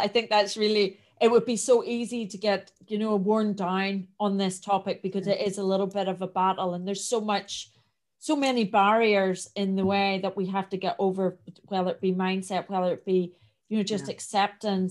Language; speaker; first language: English; native; English